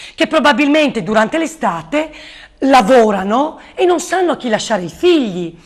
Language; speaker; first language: Italian; native; Italian